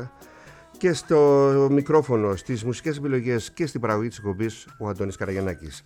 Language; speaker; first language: Greek; native; Greek